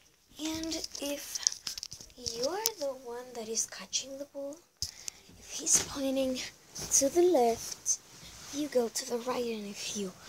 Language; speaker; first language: English; non-native, learner; Spanish